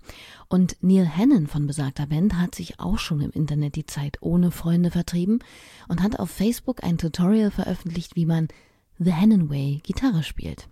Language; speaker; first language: German; native; German